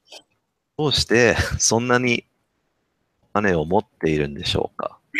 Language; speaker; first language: Japanese; non-native, learner; English